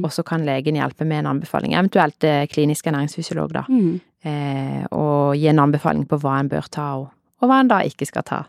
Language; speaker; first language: Norwegian; native; Norwegian